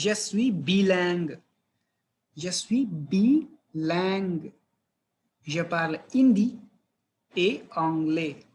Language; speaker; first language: French; non-native, fluent; Hindi